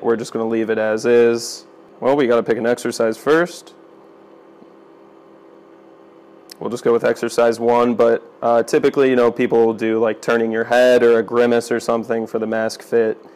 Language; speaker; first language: English; native; English